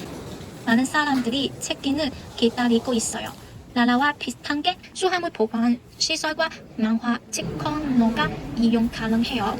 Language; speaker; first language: Korean; non-native, learner; Cantonese